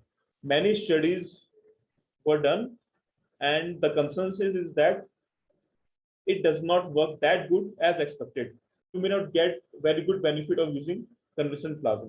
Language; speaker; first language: English; non-native, local second language; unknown